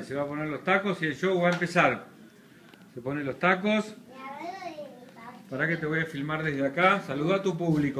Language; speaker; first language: Spanish; native; Spanish